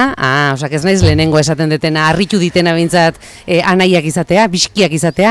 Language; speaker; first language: Basque; native; Basque